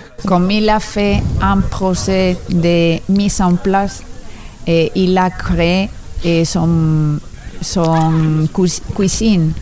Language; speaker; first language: French; non-native, learner; Spanish